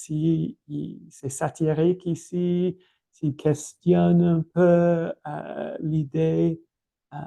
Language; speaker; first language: French; non-native, fluent; English